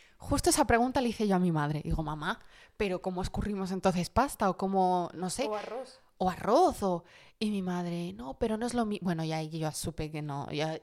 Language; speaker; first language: Spanish; early bilingual, other home language; Arabic